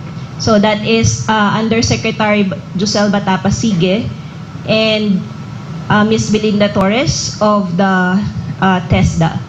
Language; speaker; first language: English; non-native, local second language; Filipino